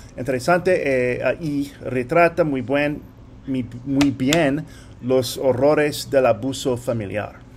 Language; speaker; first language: Spanish; early bilingual, heritage; English